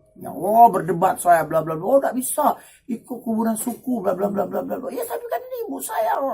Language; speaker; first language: Indonesian; native; Indonesian